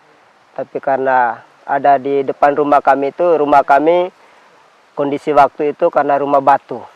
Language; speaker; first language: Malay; non-native, local second language; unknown